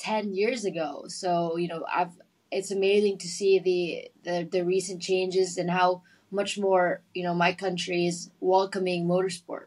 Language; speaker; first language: English; non-native, local second language; Filipino